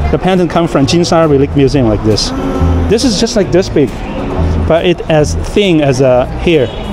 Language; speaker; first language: English; non-native, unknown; Chinese